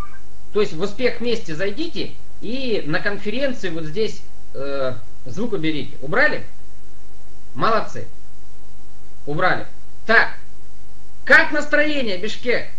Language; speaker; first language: Russian; native; Russian